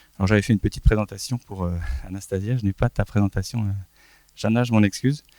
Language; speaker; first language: French; native; French